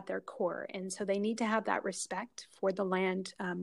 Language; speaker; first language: English; native; English